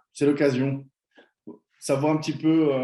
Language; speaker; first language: French; native; French